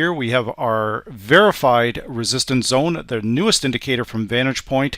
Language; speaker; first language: English; native; English